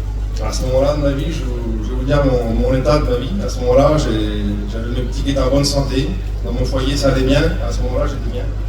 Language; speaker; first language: French; native; French